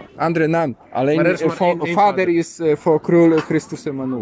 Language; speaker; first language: Dutch; non-native, learner; Polish